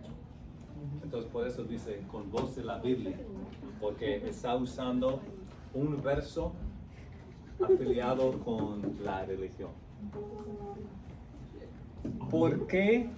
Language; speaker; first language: Spanish; non-native, fluent; English